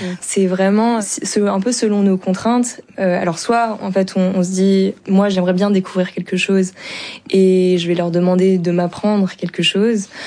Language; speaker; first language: French; native; French